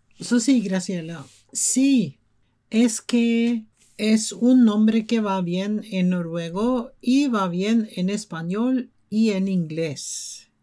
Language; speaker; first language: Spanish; non-native, fluent; Norwegian